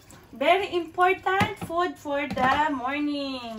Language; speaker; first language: English; non-native, local second language; Filipino